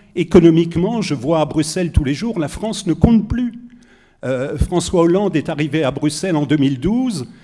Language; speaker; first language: French; native; French